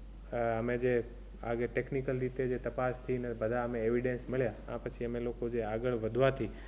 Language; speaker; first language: Gujarati; non-native, fluent; Hindi